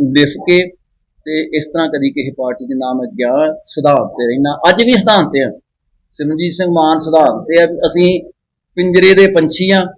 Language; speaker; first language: Punjabi; native; Punjabi